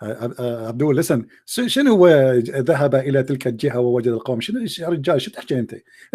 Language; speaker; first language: Arabic; native; Arabic